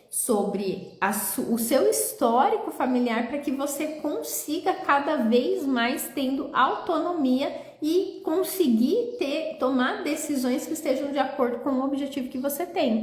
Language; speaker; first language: Portuguese; native; Portuguese